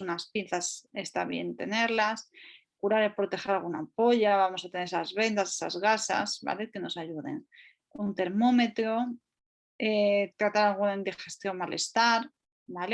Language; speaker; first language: Spanish; native; Spanish